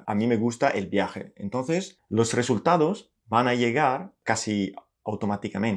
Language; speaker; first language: Spanish; non-native, fluent; Italian